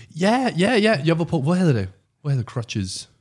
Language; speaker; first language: Danish; non-native, learner; English